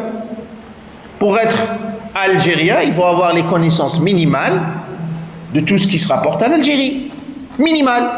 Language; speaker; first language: French; non-native, local second language; Arabic